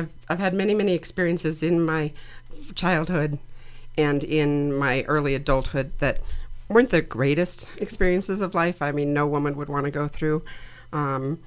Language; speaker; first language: English; native; English